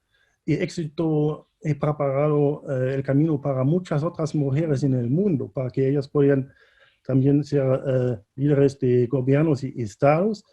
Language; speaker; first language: Spanish; non-native, fluent; German